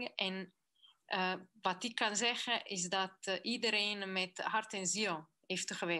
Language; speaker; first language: Dutch; non-native, fluent; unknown